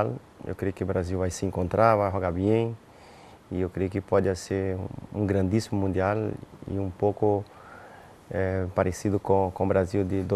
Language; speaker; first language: Spanish; non-native, learner; Portuguese